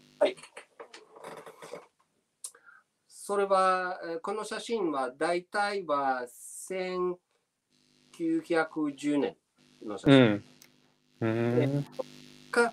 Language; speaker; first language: Japanese; non-native, learner; Russian